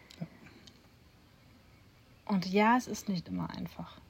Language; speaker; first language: German; native; German